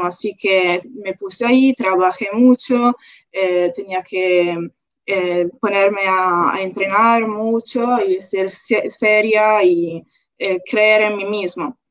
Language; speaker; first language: Spanish; non-native, local second language; Italian